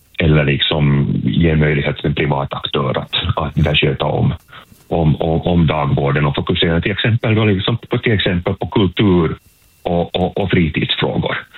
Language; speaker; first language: Swedish; native; Swedish